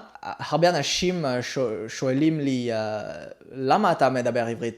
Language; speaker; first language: Hebrew; non-native, learner; Vietnamese